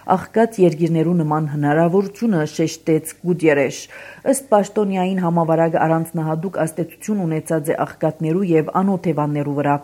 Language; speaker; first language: Armenian; early bilingual, heritage; Armenian